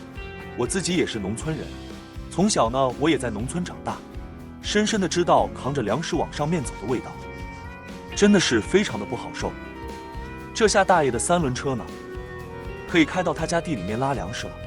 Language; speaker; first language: Chinese; native; Chinese